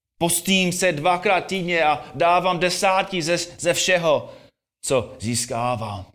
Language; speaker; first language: Czech; non-native, fluent; English